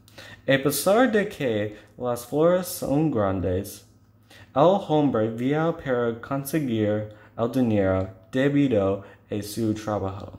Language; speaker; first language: Spanish; non-native, learner; English